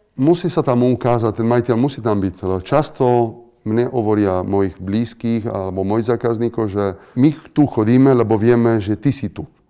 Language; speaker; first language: Slovak; non-native, fluent; Italian